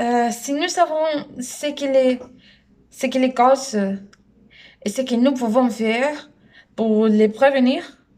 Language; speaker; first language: French; non-native, learner; Spanish